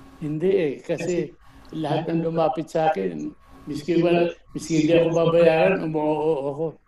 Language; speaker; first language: Filipino; native; Filipino